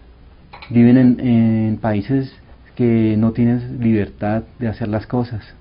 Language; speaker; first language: Spanish; early bilingual, other home language; Korean